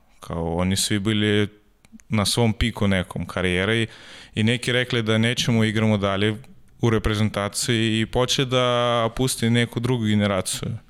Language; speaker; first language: Serbian; non-native, learner; Russian